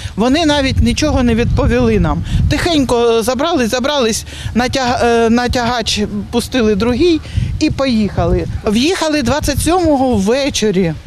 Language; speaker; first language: Ukrainian; native; Ukrainian